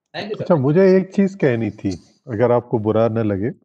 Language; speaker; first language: Hindi; non-native, local second language; Tamil